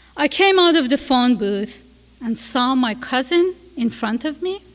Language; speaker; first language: English; non-native, fluent; Persian